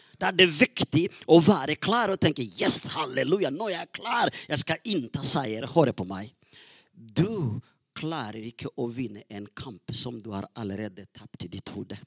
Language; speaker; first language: Norwegian; non-native, fluent; Rundi